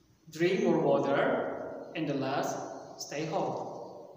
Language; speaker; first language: English; non-native, fluent; Indonesian